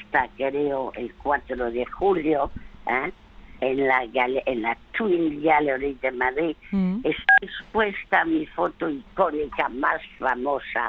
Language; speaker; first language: Spanish; early bilingual, other home language; French